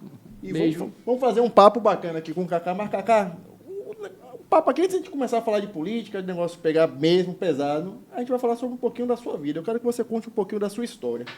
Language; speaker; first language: Portuguese; native; Portuguese